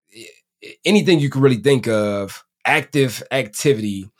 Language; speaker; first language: English; native; English